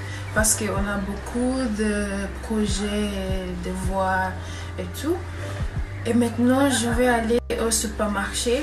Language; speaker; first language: French; non-native, learner; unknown